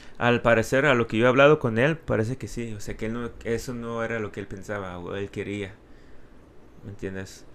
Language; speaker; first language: Spanish; early bilingual, heritage; Spanish